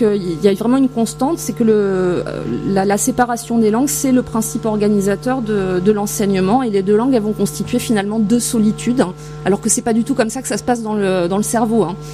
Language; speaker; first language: French; native; French